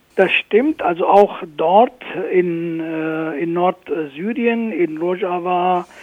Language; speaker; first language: German; non-native, fluent; Kurdish